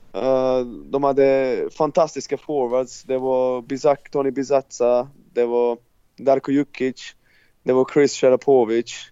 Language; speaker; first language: Swedish; non-native, fluent; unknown